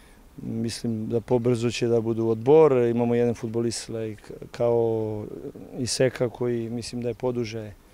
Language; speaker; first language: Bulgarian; non-native, learner; Serbian